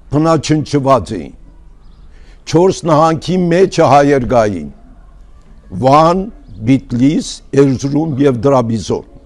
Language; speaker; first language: Armenian; early bilingual, heritage; Armenian